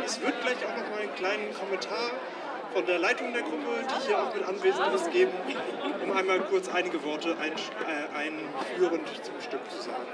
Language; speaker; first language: German; native; German